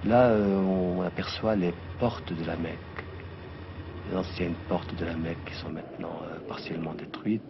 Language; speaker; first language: French; non-native, local second language; Arabic